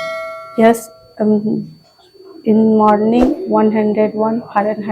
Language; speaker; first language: English; non-native, learner; Hindi